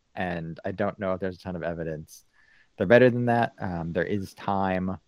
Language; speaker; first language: English; native; English